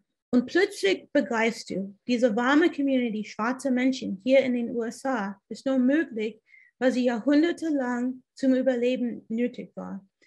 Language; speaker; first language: German; non-native, fluent; English